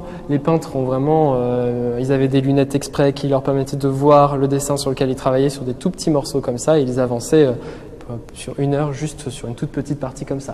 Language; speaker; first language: French; native; French